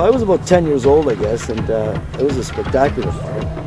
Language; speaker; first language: English; native; English